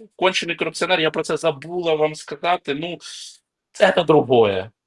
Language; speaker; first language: Ukrainian; native; Ukrainian